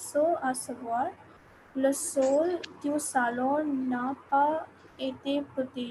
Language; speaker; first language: French; non-native, learner; Hindi